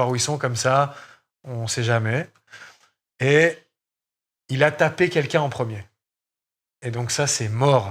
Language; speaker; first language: French; native; French